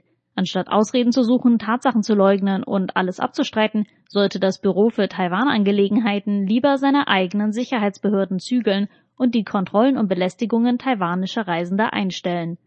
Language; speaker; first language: German; native; German